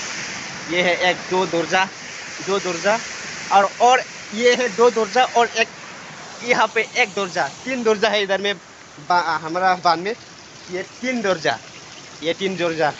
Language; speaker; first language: Hindi; non-native, local second language; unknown